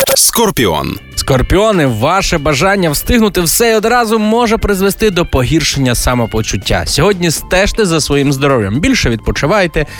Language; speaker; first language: Ukrainian; native; Ukrainian